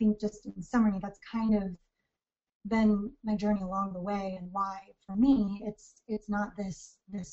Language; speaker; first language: English; native; English